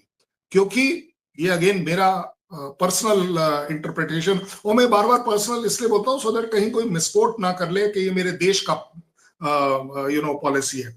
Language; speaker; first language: Hindi; native; Hindi